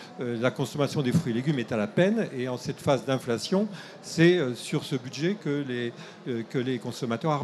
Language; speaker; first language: French; native; French